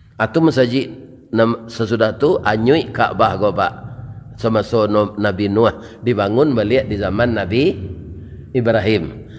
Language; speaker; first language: Malay; non-native, local second language; Minangkabau